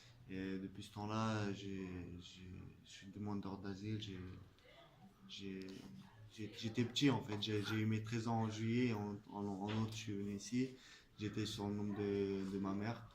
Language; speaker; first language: French; non-native, fluent; Chechen